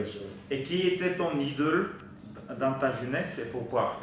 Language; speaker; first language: French; non-native, learner; Bulgarian